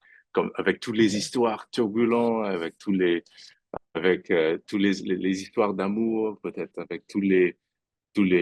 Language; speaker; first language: French; non-native, fluent; English